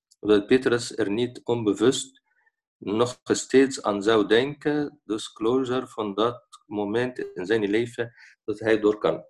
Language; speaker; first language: Dutch; non-native, fluent; Arabic